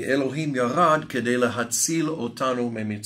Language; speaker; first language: Hebrew; non-native, fluent; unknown